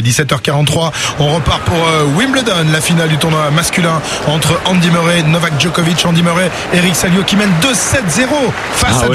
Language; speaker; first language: French; native; French